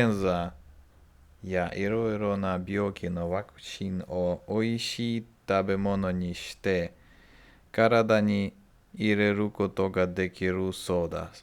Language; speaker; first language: Japanese; non-native, learner; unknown